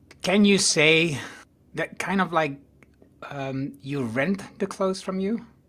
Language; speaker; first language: English; non-native, fluent; Dutch